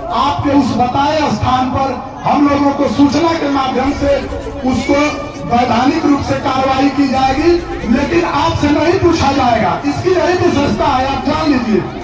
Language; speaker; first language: Hindi; native; Hindi